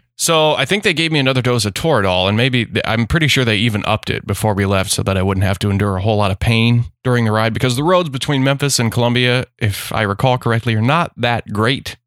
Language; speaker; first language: English; native; English